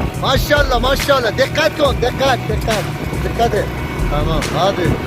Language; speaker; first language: Turkish; non-native, fluent; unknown